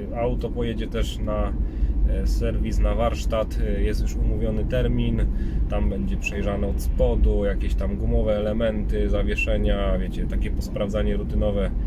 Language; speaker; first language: Polish; native; Polish